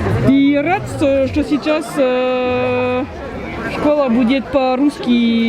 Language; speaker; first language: Russian; non-native, fluent; French